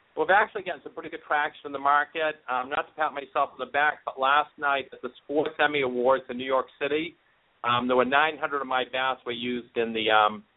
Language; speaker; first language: English; native; English